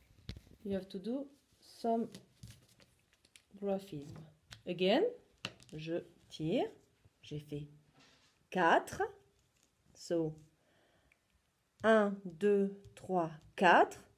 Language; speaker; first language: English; non-native, learner; French